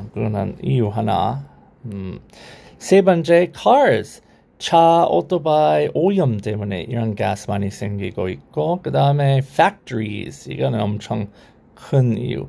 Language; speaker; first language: Korean; non-native, learner; English